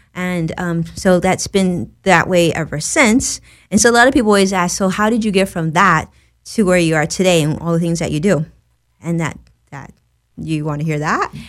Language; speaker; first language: English; native; English